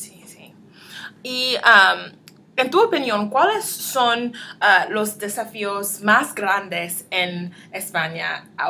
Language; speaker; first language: Spanish; non-native, learner; English